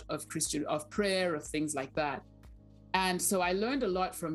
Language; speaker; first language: English; non-native, local second language; Shona